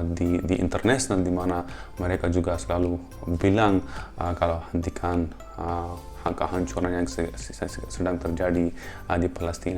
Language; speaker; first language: Indonesian; non-native, fluent; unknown